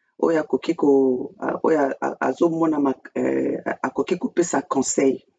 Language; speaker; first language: Lingala; native; Lingala